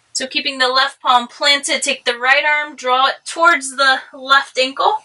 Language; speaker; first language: English; native; English